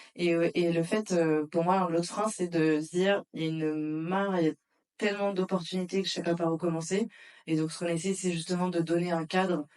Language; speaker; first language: French; native; French